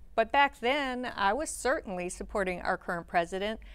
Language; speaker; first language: English; native; English